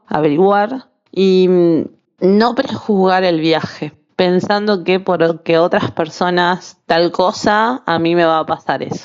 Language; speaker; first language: Spanish; native; Spanish